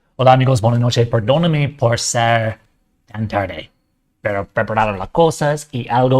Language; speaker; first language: Spanish; non-native, learner; English